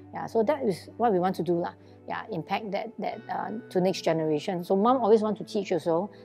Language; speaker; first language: English; non-native, local second language; Chinese